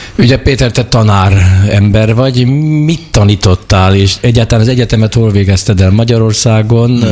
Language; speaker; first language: Hungarian; native; Hungarian